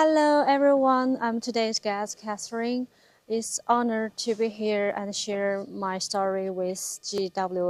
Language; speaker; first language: English; non-native, learner; Chinese